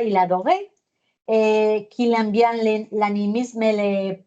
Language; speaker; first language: French; non-native, fluent; Spanish